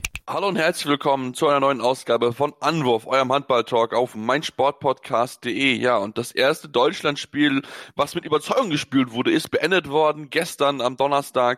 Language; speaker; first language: German; native; German